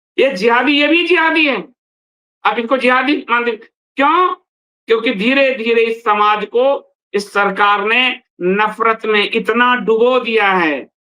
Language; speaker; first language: Hindi; native; Hindi